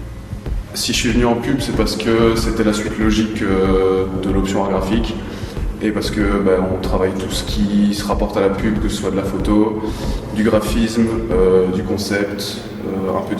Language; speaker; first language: French; native; French